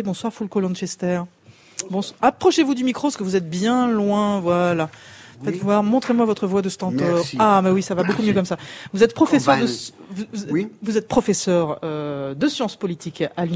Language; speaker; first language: French; native; French